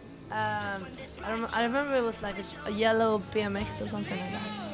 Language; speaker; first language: English; non-native, fluent; Swedish